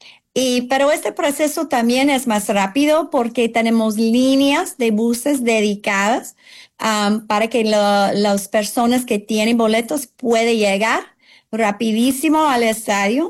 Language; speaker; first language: Spanish; non-native, fluent; English